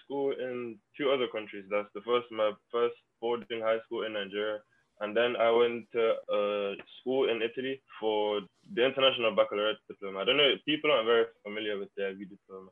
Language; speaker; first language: English; non-native, local second language; Yoruba